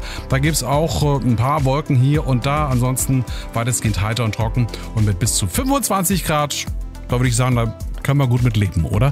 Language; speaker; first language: German; native; German